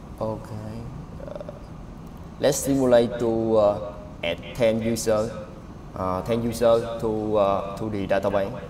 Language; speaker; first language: English; non-native, learner; Vietnamese